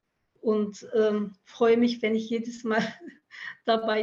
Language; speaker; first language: German; early bilingual, other home language; Turkish